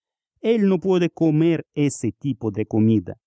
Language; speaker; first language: Spanish; non-native, fluent; Russian